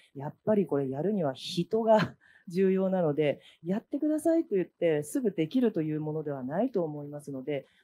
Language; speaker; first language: Japanese; native; Japanese